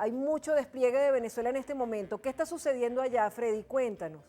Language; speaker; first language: Spanish; native; Spanish